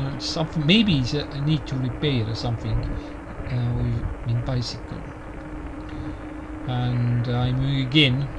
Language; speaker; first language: English; non-native, learner; Estonian